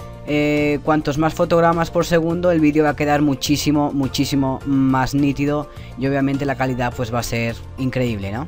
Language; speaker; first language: Spanish; native; Spanish